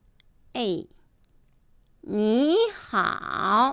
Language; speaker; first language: Chinese; non-native, fluent; Japanese